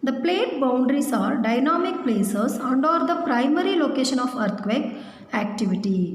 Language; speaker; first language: English; non-native, local second language; Kannada